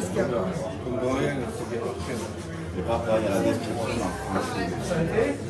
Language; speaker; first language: French; non-native, local second language; Armenian